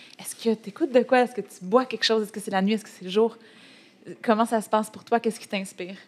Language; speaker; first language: French; native; French